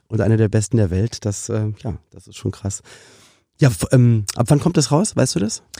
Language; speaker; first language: German; native; German